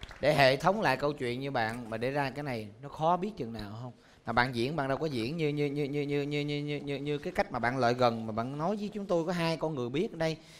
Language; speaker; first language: Vietnamese; native; Vietnamese